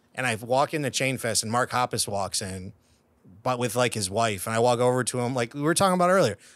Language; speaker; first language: English; native; English